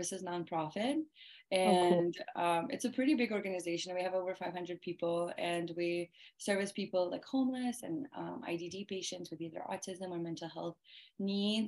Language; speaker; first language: English; early bilingual, other home language; Russian